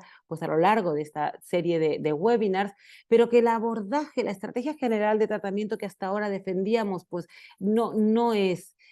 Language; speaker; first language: Spanish; native; Spanish